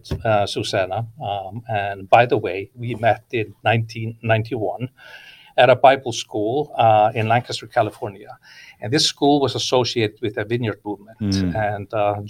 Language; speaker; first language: English; non-native, fluent; Icelandic